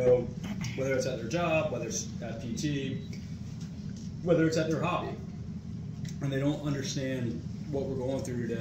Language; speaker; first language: English; native; English